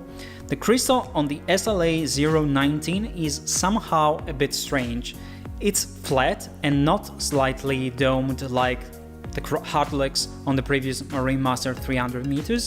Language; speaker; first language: English; non-native, fluent; Italian